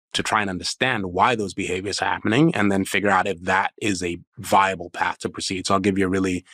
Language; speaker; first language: English; non-native, local second language; Akan